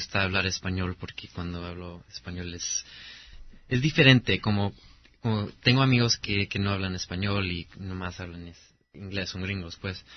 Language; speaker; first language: Spanish; early bilingual, heritage; Spanish